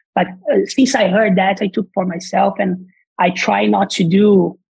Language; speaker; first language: English; non-native, fluent; Portuguese